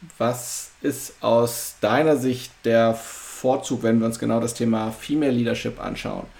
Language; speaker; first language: German; native; German